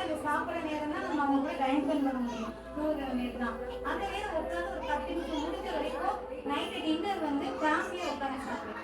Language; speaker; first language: Tamil; native; Tamil